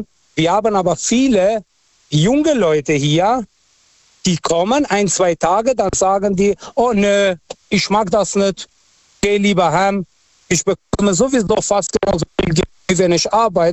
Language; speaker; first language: German; non-native, fluent; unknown